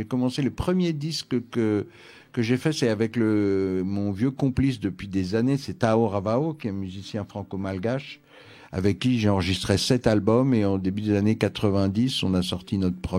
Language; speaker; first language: French; native; French